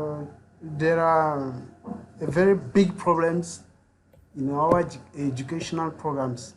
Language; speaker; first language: English; non-native, learner; French